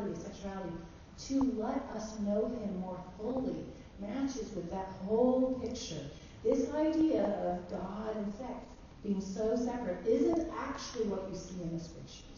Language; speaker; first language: English; native; English